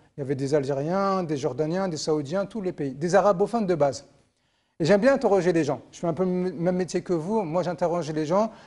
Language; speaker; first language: French; native; French